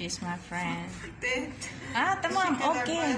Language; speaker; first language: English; non-native, local second language; Filipino